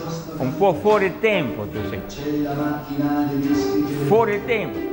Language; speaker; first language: Italian; non-native, learner; Russian